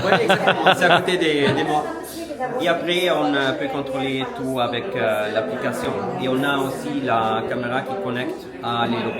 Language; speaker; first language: French; non-native, learner; Italian